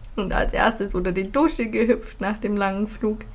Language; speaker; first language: German; early bilingual, other home language; Filipino